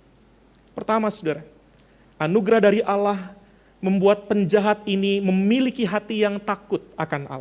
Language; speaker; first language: Indonesian; native; Indonesian